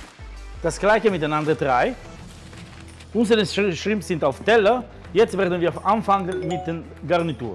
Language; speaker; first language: German; non-native, fluent; Italian